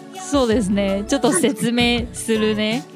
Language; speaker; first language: Japanese; non-native, learner; Chinese